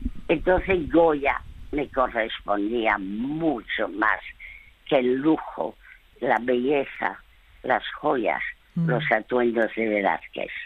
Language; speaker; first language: Spanish; early bilingual, other home language; French